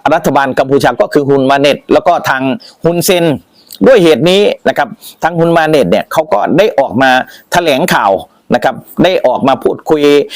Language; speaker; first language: Thai; native; Thai